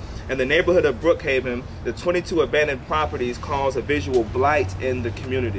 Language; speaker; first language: English; native; English